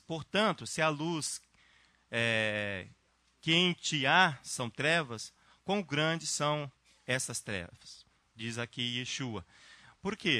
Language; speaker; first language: Portuguese; native; Portuguese